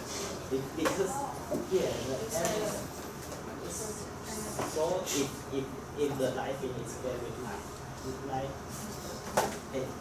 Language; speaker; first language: English; non-native, learner; Chinese